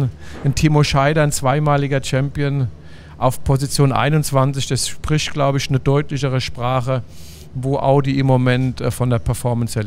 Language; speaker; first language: German; native; German